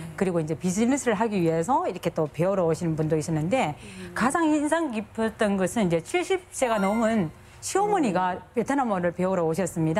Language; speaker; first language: Korean; non-native, fluent; Chinese